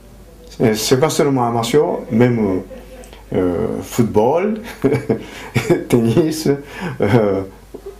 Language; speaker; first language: French; non-native, fluent; Japanese